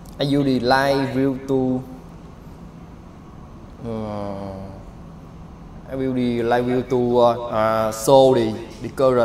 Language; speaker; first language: English; non-native, learner; Vietnamese